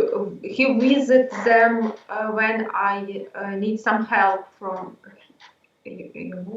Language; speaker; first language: English; non-native, learner; Ukrainian